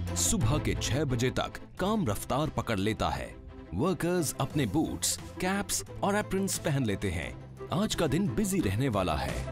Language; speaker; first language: Hindi; native; Hindi